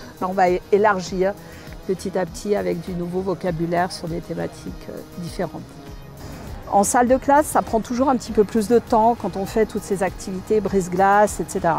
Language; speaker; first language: French; native; French